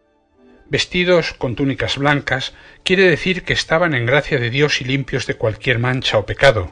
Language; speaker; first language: Spanish; native; Spanish